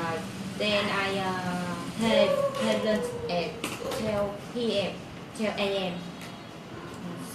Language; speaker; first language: English; non-native, learner; Vietnamese